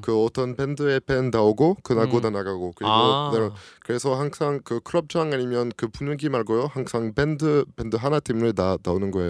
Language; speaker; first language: Korean; non-native, learner; French